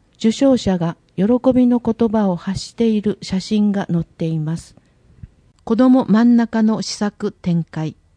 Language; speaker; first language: Japanese; native; Japanese